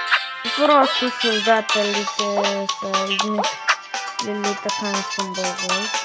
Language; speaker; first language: Bulgarian; native; Bulgarian